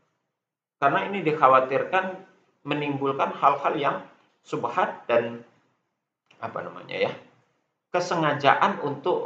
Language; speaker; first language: Indonesian; native; Indonesian